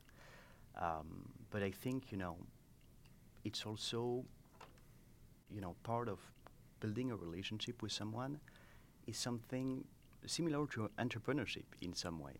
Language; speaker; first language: English; non-native, fluent; French